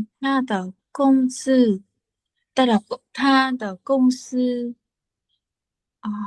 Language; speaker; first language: Chinese; non-native, learner; Vietnamese